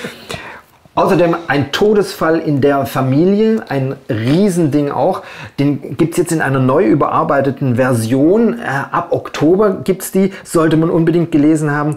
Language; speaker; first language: German; native; German